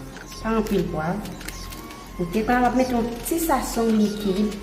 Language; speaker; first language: French; early bilingual, heritage; Haitian Creole